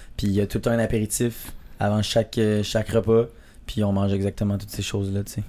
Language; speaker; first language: French; native; French